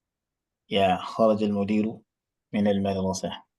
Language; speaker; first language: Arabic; non-native, fluent; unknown